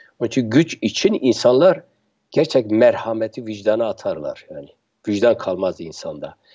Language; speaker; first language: Turkish; non-native, local second language; Kurdish